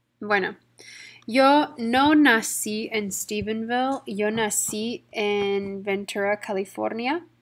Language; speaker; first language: Spanish; non-native, fluent; English